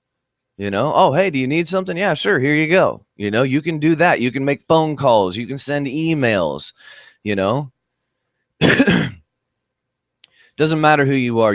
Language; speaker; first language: English; native; English